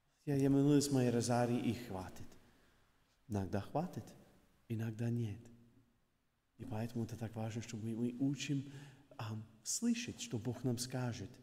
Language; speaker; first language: Russian; non-native, fluent; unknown